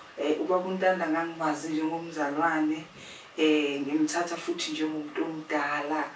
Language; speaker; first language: Zulu; native; Zulu